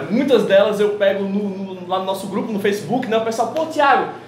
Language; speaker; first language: Portuguese; native; Portuguese